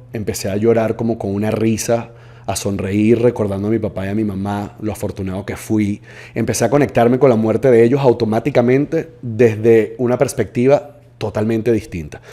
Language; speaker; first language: Spanish; native; Spanish